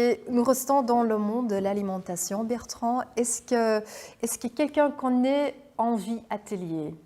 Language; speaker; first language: French; non-native, local second language; Dutch